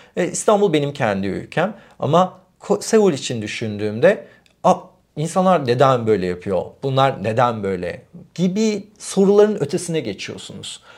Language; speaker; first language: Turkish; native; Turkish